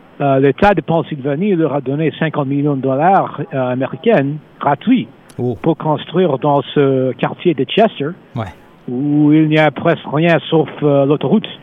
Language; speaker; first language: French; non-native, fluent; English